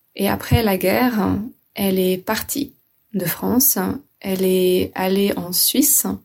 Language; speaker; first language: French; native; French